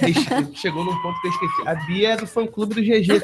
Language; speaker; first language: Portuguese; native; Portuguese